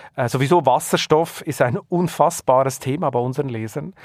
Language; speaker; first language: German; native; German